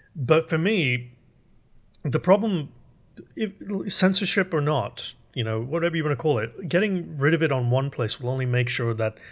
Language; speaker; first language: English; early bilingual, other home language; Urdu